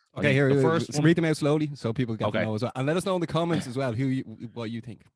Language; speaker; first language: English; native; English